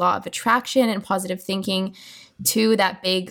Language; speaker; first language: English; native; English